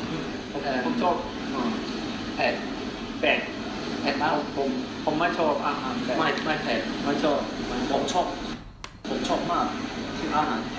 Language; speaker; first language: Thai; non-native, learner; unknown